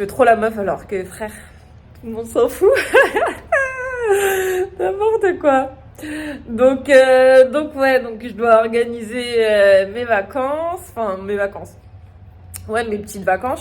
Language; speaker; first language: French; native; French